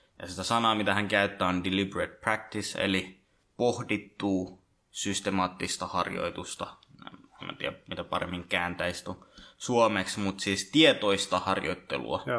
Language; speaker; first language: Finnish; early bilingual, other home language; Bangla